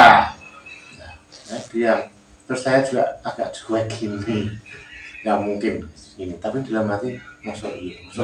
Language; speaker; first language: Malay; non-native, local second language; Javanese